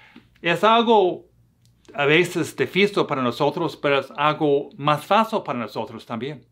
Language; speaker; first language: Spanish; non-native, fluent; English